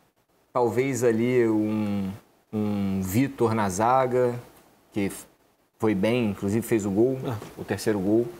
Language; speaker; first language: Portuguese; native; Portuguese